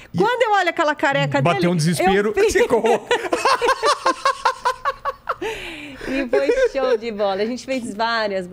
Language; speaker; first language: Portuguese; native; Portuguese